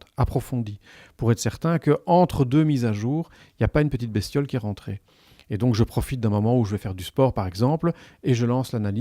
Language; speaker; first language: French; native; French